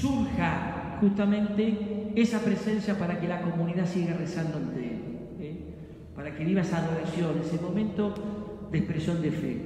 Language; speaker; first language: Spanish; native; Spanish